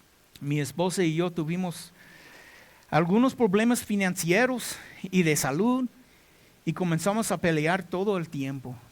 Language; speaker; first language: Spanish; non-native, learner; English